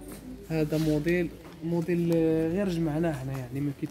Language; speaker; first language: Arabic; native; Arabic